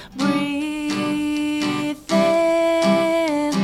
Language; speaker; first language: Portuguese; native; Portuguese